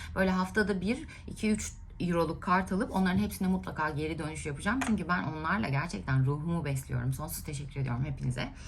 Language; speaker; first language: Turkish; native; Turkish